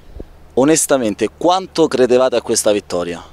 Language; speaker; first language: Italian; native; Italian